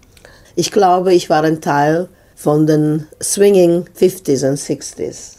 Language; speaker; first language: German; non-native, fluent; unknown